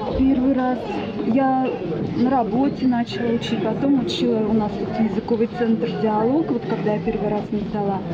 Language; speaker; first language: Russian; native; Russian